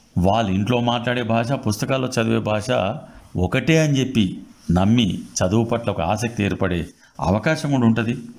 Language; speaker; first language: Telugu; native; Telugu